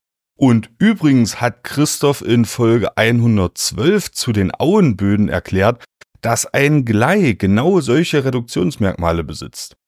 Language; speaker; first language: German; native; German